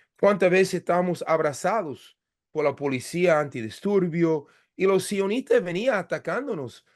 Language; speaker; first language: Spanish; non-native, fluent; English